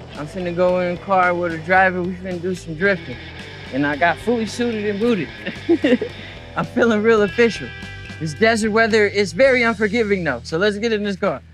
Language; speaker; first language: English; native; English